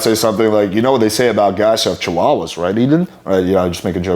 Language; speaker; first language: English; native; English